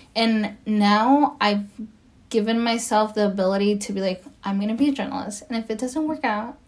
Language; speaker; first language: English; native; English